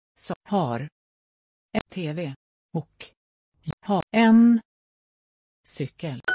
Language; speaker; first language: Swedish; non-native, learner; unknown